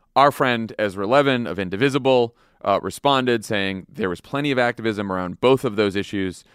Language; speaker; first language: English; native; English